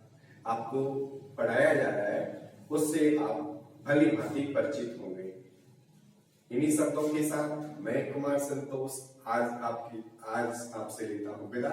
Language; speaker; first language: Hindi; native; Hindi